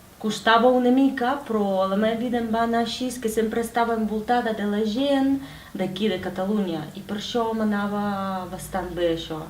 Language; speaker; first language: Catalan; early bilingual, other home language; Russian